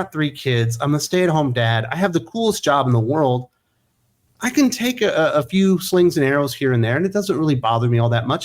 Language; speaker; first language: English; native; English